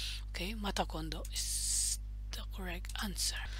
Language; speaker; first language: English; non-native, local second language; Filipino